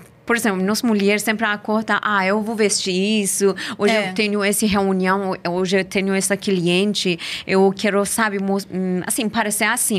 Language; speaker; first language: Portuguese; non-native, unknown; Persian